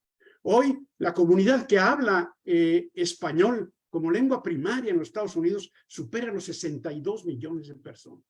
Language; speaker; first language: Spanish; native; Spanish